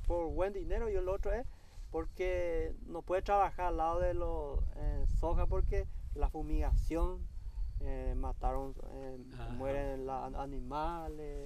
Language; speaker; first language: Spanish; non-native, local second language; Guarani